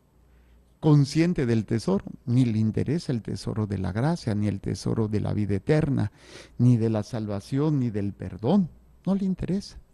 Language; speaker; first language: Spanish; native; Spanish